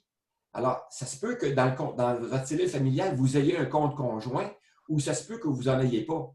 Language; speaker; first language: French; native; French